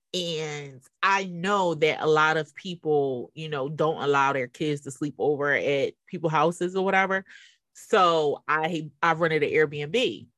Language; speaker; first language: English; native; English